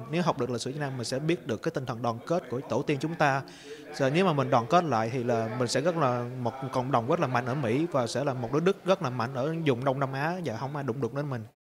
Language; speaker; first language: Vietnamese; early bilingual, heritage; Vietnamese